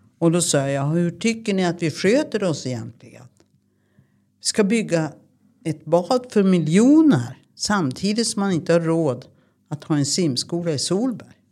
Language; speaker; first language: Swedish; native; Swedish